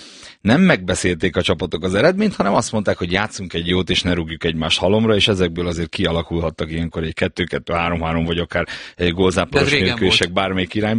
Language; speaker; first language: Hungarian; native; Hungarian